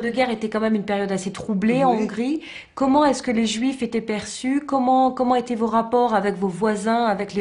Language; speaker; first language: French; native; French